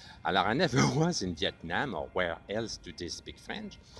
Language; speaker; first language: English; non-native, fluent; French